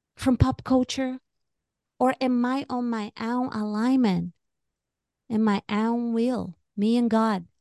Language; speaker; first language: English; non-native, fluent; Portuguese